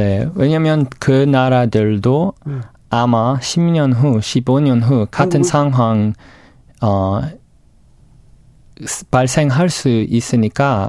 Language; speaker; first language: Korean; non-native, fluent; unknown